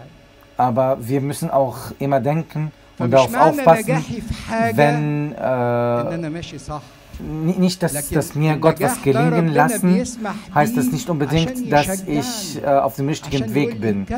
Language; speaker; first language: German; non-native, fluent; Arabic